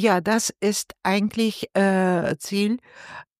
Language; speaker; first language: German; non-native, learner; Russian